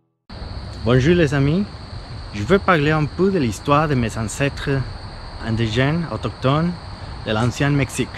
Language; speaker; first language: French; non-native, fluent; Spanish